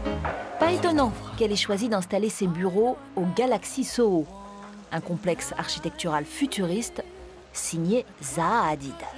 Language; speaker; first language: French; native; French